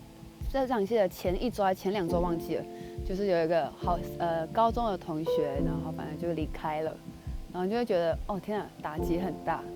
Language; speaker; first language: Chinese; native; Chinese